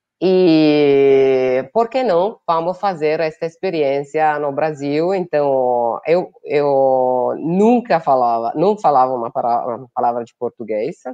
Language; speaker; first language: Portuguese; non-native, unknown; Italian